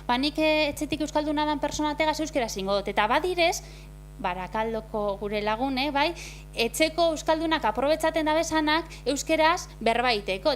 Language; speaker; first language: Basque; native; Basque